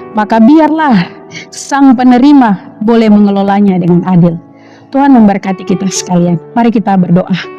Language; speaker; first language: Indonesian; native; Indonesian